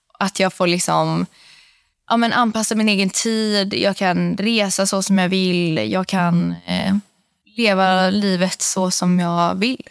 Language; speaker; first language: Swedish; native; Swedish